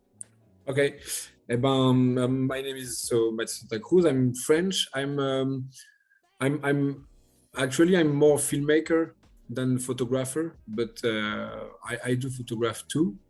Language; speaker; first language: English; non-native, learner; French